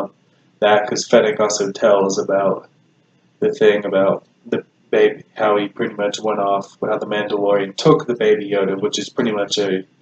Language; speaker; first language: English; native; English